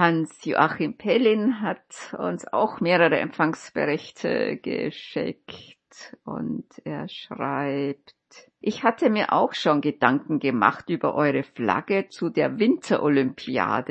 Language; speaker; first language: German; native; German